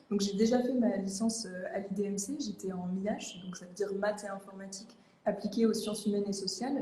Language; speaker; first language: French; native; French